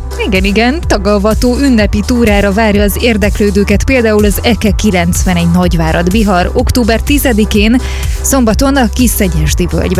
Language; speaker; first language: Hungarian; native; Hungarian